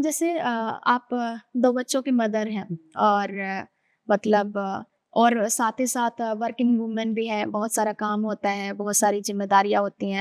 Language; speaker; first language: Hindi; native; Hindi